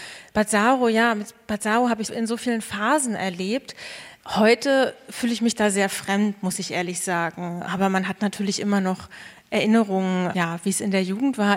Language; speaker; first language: German; native; German